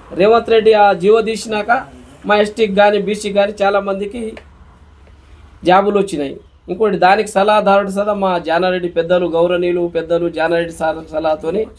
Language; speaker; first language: Telugu; non-native, local second language; Lambadi